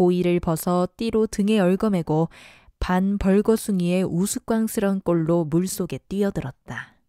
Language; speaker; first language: Korean; native; Korean